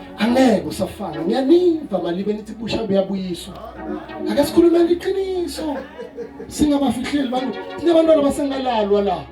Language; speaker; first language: Zulu; non-native, local second language; Swati